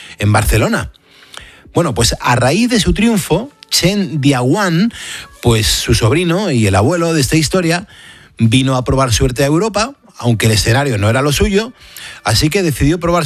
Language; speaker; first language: Spanish; native; Spanish